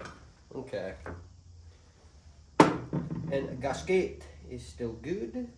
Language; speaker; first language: English; native; English